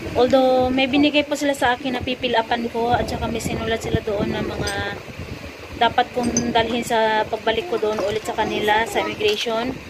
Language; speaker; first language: Filipino; non-native, local second language; Cebuano